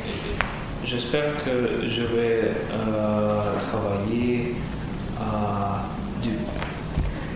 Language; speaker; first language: French; non-native, learner; Russian